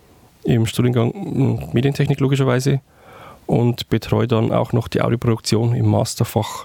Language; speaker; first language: German; native; German